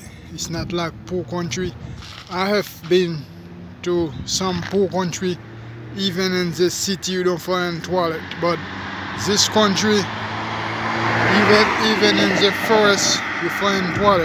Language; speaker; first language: English; non-native, fluent; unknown